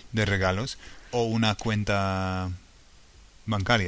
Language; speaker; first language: Spanish; non-native, fluent; English